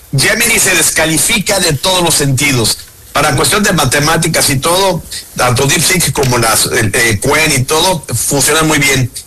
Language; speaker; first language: Spanish; native; Spanish